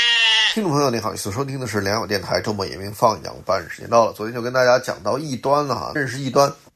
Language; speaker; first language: Chinese; native; Chinese